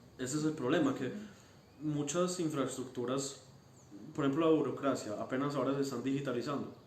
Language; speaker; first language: Spanish; early bilingual, heritage; Spanish